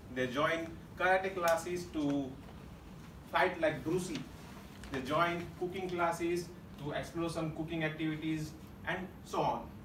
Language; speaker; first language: English; non-native, local second language; Gujarati